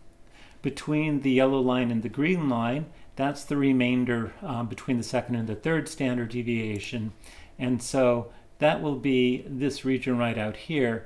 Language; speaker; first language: English; native; English